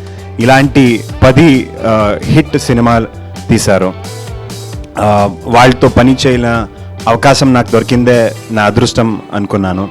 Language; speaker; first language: Telugu; non-native, learner; Kannada